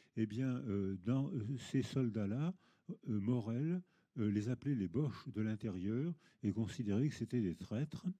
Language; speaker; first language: French; native; French